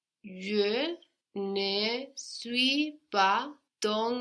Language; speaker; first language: French; non-native, learner; English